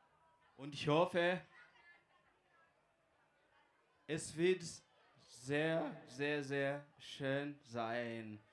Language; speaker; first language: German; non-native, fluent; Kinyarwanda